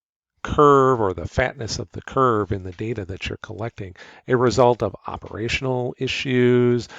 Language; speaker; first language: English; native; English